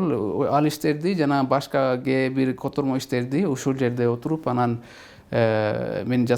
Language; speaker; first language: Kyrgyz; non-native, fluent; Urdu